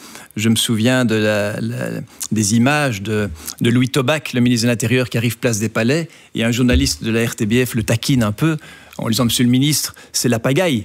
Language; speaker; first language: French; native; French